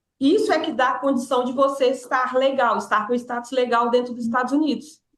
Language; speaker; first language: Portuguese; native; Portuguese